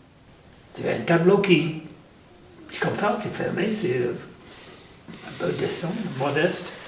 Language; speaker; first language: French; non-native, fluent; English